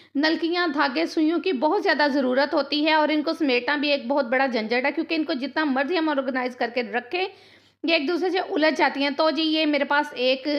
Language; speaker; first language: Urdu; native; Urdu